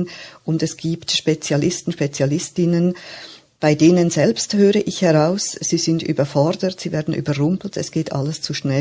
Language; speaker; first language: German; native; German